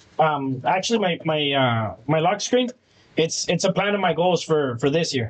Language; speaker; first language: English; early bilingual, other home language; Spanish